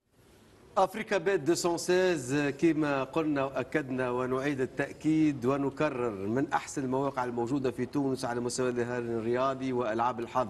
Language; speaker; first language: Arabic; native; Arabic